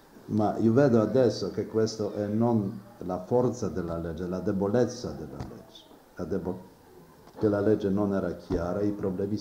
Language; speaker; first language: Italian; non-native, fluent; Polish